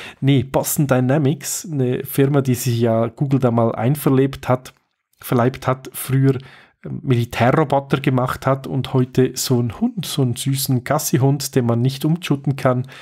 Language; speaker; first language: German; native; German